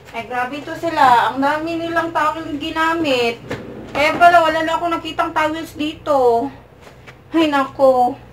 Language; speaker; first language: Filipino; non-native, local second language; Cebuano